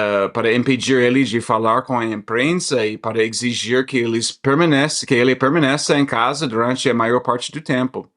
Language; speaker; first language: Portuguese; non-native, fluent; English